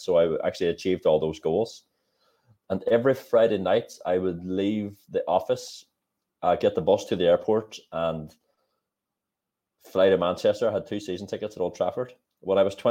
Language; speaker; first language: English; native; English